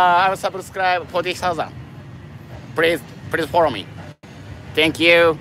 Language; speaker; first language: English; non-native, learner; Japanese